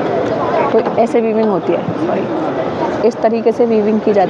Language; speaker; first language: Hindi; native; Hindi